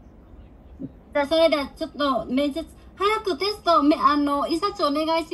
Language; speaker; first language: Japanese; non-native, fluent; Bangla